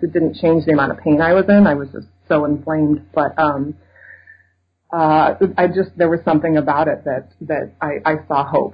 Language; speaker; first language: English; native; English